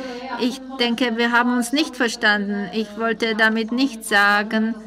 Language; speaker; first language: German; non-native, fluent; Czech